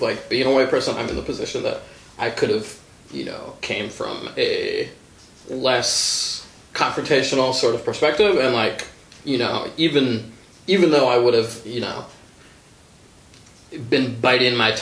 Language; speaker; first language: English; native; English